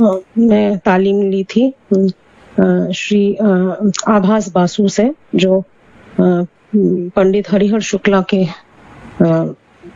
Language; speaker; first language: Hindi; non-native, local second language; Bangla